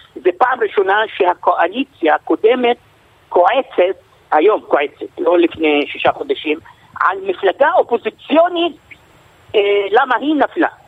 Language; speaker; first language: Hebrew; non-native, local second language; Arabic